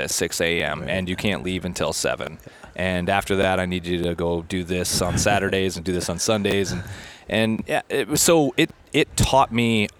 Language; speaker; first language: English; native; English